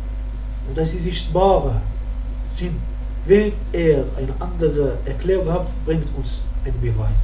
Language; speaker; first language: German; non-native, learner; Arabic